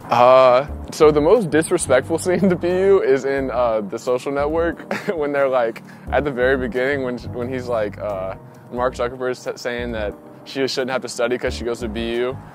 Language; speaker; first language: English; native; English